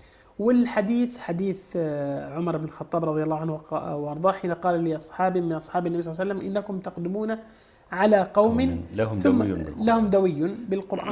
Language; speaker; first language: Arabic; native; Arabic